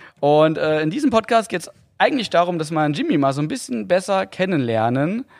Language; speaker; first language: German; native; German